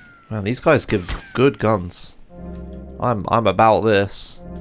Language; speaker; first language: English; native; English